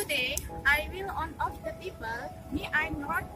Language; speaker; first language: English; non-native, learner; Indonesian